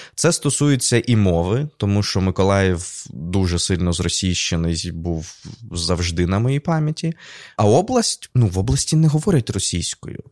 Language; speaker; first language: Ukrainian; non-native, local second language; Russian